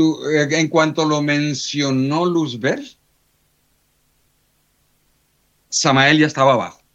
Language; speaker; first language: Spanish; native; Spanish